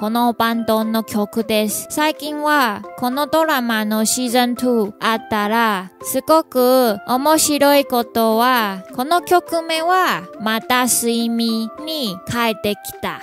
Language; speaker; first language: Japanese; non-native, learner; Chinese